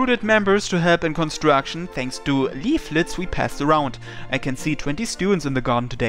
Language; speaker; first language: English; native; English